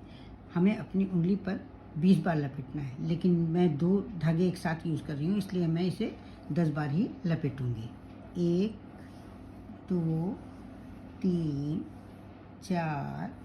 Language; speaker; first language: Hindi; native; Hindi